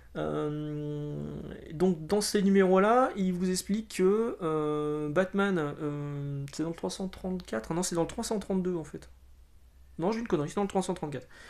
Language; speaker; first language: French; native; French